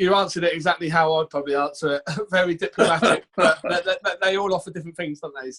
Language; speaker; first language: English; native; English